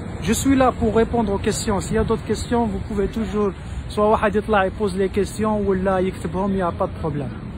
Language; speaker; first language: French; non-native, local second language; Arabic